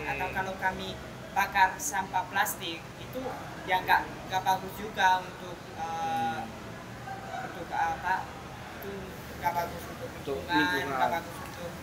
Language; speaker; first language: Indonesian; non-native, fluent; Spanish